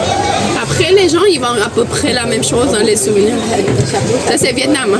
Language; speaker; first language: French; non-native, fluent; Thai